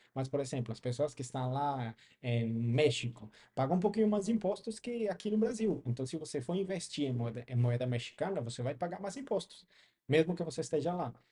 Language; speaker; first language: Portuguese; non-native, fluent; Spanish